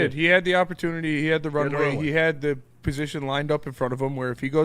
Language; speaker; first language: English; native; English